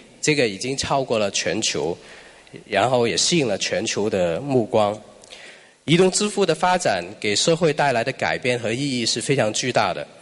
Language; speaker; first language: Chinese; non-native, local second language; Cantonese